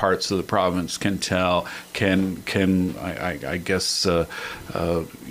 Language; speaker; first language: English; native; English